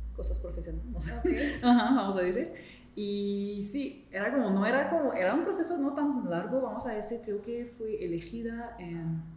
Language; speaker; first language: Spanish; non-native, fluent; English